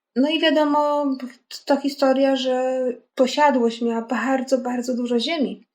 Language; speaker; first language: Polish; native; Polish